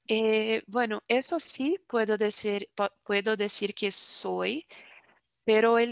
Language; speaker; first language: Spanish; non-native, fluent; Portuguese